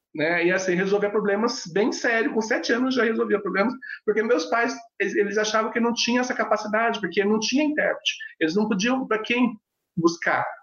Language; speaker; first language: Portuguese; non-native, local second language; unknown